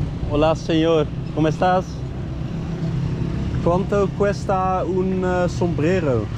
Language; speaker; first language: Spanish; non-native, learner; Dutch